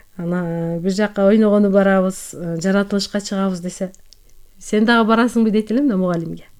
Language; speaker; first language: Kyrgyz; non-native, local second language; Turkish